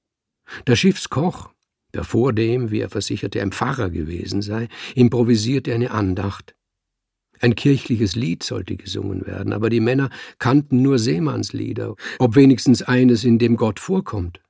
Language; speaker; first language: German; native; German